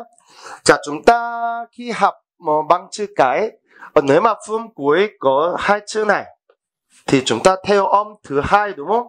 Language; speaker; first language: Vietnamese; non-native, fluent; Korean